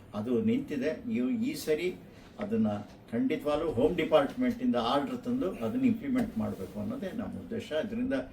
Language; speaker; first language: Kannada; native; Kannada